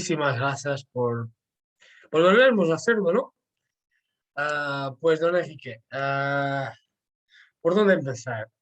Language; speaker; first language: Spanish; non-native, fluent; Portuguese